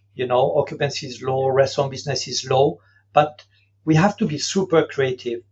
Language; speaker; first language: English; non-native, fluent; French